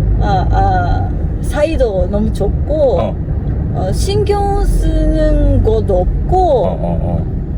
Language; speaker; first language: Korean; non-native, learner; Japanese